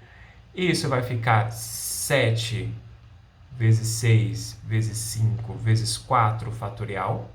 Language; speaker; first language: Portuguese; native; Portuguese